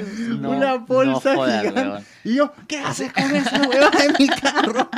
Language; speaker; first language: Spanish; native; Spanish